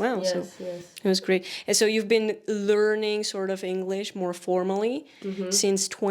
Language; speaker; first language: English; non-native, fluent; Spanish